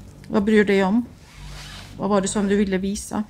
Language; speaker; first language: Swedish; native; Swedish